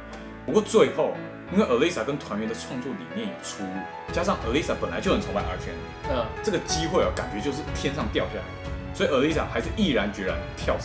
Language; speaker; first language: Chinese; native; Chinese